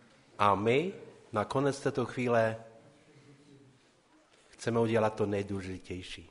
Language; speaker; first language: Czech; non-native, local second language; Polish